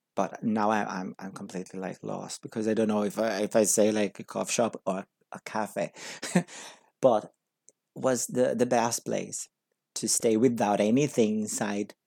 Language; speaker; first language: English; non-native, learner; Portuguese